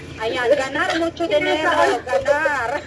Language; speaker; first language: Spanish; non-native, learner; Filipino